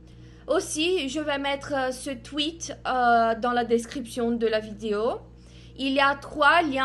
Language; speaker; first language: French; non-native, fluent; Portuguese